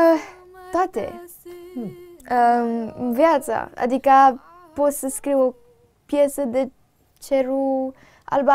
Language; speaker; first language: Romanian; early bilingual, heritage; Romanian